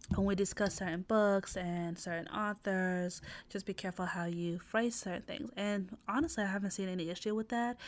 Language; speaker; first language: English; non-native, fluent; Arabic